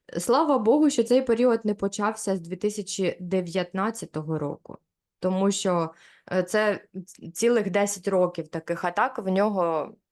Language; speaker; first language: Ukrainian; non-native, local second language; Russian